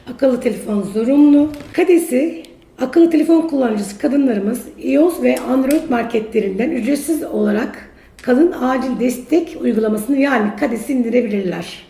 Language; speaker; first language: Turkish; native; Turkish